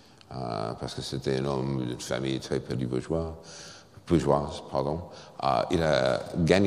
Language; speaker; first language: French; non-native, fluent; English